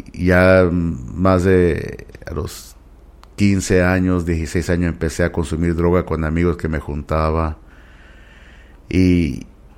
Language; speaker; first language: Spanish; early bilingual, heritage; Spanish